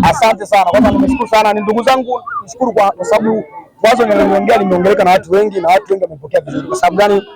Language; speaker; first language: Swahili; early bilingual, other home language; Bembe